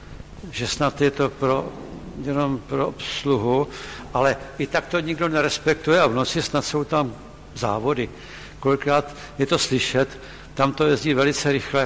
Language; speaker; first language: Czech; native; Czech